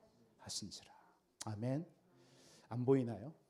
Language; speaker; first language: Korean; native; Korean